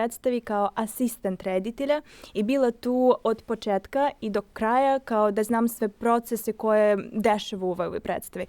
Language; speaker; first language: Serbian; non-native, fluent; Russian